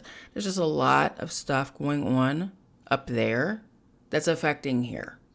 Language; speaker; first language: English; native; English